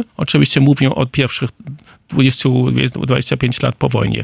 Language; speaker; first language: Polish; non-native, fluent; German